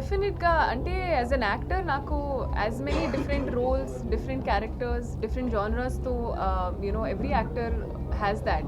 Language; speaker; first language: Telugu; non-native, learner; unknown